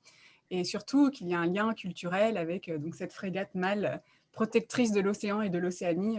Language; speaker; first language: French; native; French